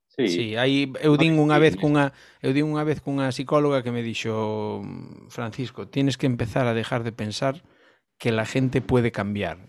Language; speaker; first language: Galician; non-native, local second language; Spanish